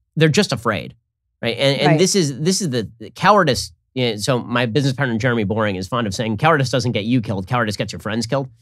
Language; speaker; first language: English; native; English